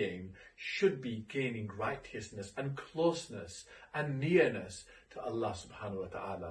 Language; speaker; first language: English; native; English